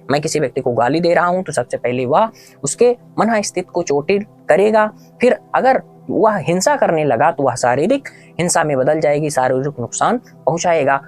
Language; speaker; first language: Hindi; native; Hindi